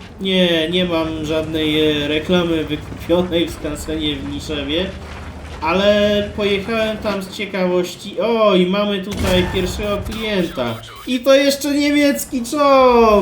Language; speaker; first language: Polish; native; Polish